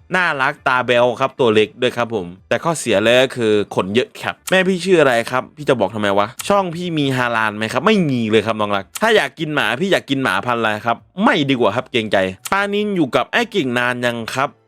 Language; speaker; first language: Thai; native; Thai